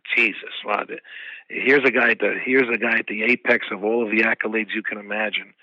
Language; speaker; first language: English; native; English